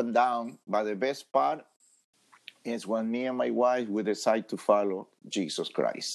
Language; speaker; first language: English; non-native, fluent; Spanish